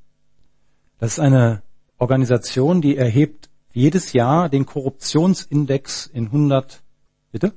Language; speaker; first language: German; native; German